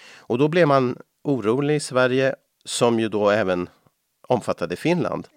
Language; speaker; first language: Swedish; native; Swedish